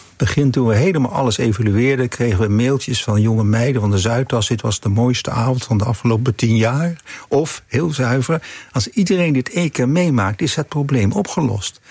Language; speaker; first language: Dutch; native; Dutch